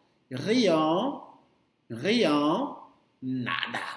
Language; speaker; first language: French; non-native, fluent; Portuguese